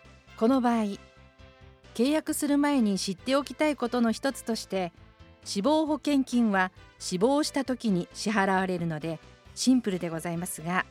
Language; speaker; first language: Japanese; native; Japanese